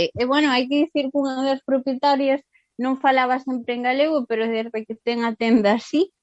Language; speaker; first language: Galician; non-native, local second language; Spanish